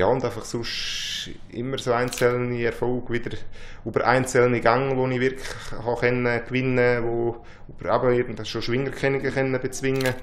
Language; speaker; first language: German; native; German